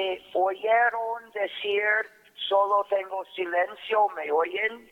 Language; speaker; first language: Spanish; non-native, fluent; English